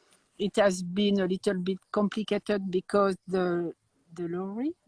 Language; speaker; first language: English; non-native, learner; French